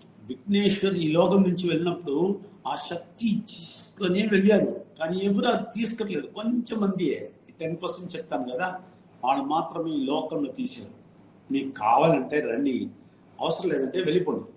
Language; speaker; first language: Telugu; non-native, fluent; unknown